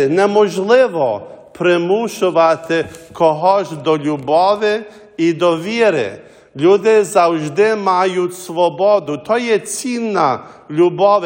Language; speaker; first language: Ukrainian; early bilingual, heritage; Ukrainian